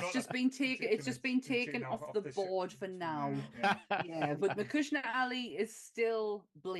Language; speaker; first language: English; native; English